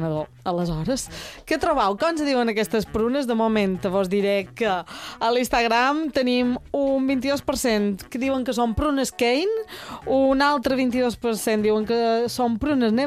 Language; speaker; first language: Catalan; native; Catalan